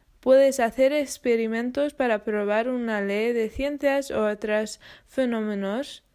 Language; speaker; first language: Spanish; non-native, fluent; English